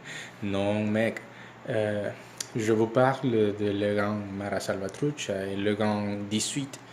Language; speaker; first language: French; non-native, learner; Spanish